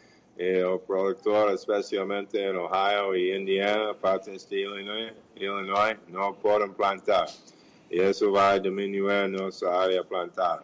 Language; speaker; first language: Portuguese; non-native, fluent; English